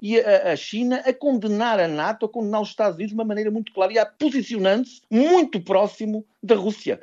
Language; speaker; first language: Portuguese; native; Portuguese